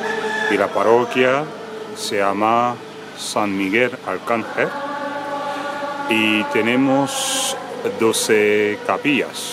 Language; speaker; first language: Spanish; non-native, fluent; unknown